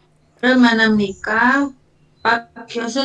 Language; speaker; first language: Korean; non-native, learner; Indonesian